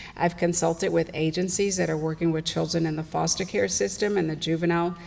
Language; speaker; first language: English; native; English